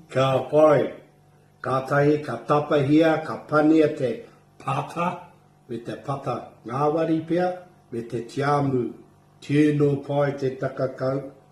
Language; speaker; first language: Māori; non-native, local second language; English